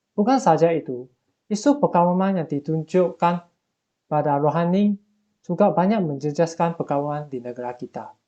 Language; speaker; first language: Malay; non-native, local second language; Chinese